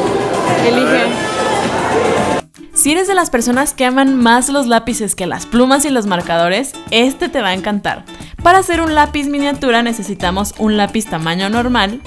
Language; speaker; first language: Spanish; native; Spanish